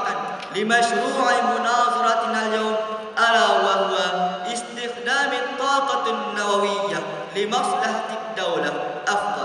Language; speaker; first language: Arabic; non-native, learner; Malay